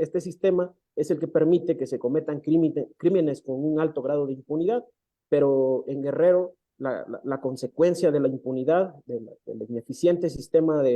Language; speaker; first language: Spanish; native; Spanish